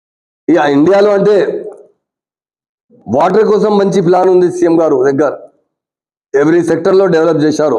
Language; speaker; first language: Telugu; non-native, local second language; Urdu